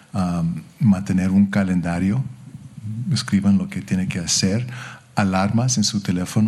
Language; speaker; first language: Spanish; early bilingual, heritage; English